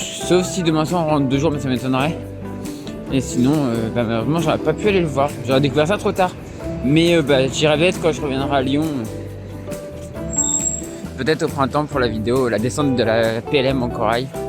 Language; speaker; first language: French; native; French